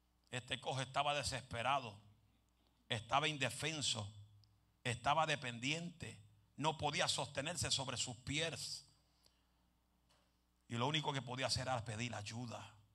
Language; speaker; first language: Spanish; early bilingual, heritage; Spanish